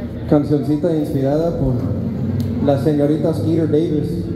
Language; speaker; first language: Spanish; early bilingual, other home language; English